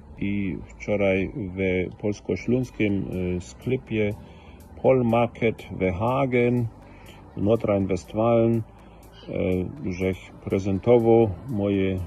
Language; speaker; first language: Polish; native; Polish